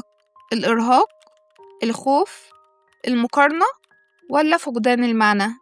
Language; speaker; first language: Arabic; native; Arabic